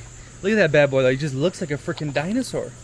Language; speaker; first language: English; native; English